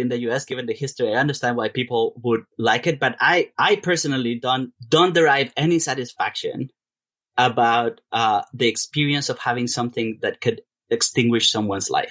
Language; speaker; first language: English; non-native, fluent; Spanish